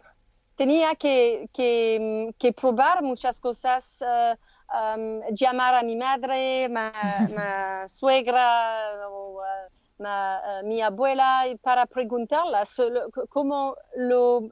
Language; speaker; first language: Spanish; non-native, learner; French